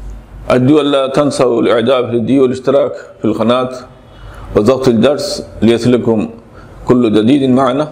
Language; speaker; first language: Arabic; non-native, fluent; Bangla